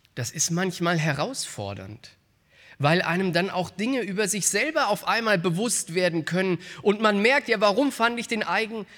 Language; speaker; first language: German; native; German